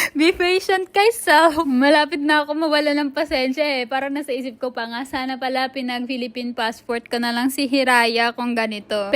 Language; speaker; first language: Filipino; native; Filipino